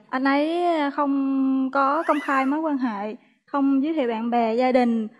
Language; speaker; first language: Vietnamese; native; Vietnamese